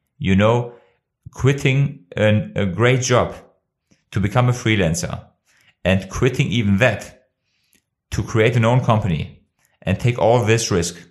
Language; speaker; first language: English; non-native, fluent; Albanian